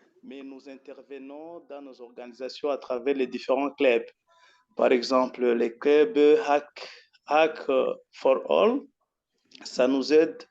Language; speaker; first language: French; non-native, local second language; Rundi